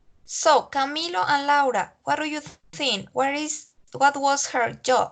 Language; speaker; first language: English; non-native, fluent; Spanish